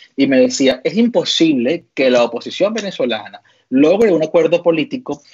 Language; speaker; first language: Spanish; native; Spanish